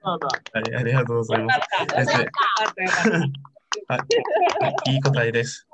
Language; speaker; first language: Japanese; non-native, learner; Spanish